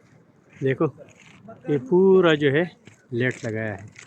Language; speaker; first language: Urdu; non-native, local second language; Pashto